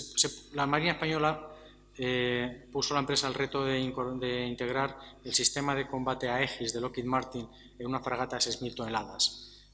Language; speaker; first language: Spanish; native; Spanish